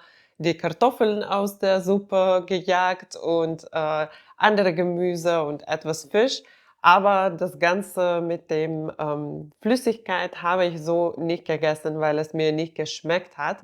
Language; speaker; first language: German; non-native, fluent; Finnish